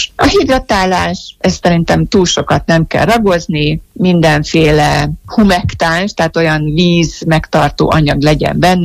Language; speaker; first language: Hungarian; native; Hungarian